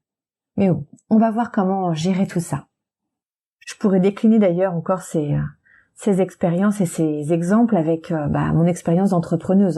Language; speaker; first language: French; native; French